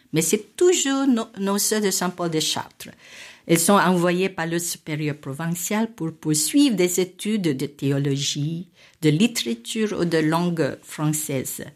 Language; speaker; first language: French; non-native, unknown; Filipino